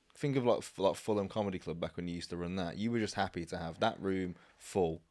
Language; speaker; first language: English; native; English